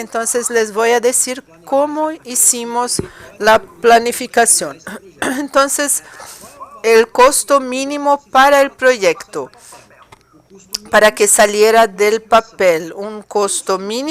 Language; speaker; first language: Spanish; non-native, fluent; Portuguese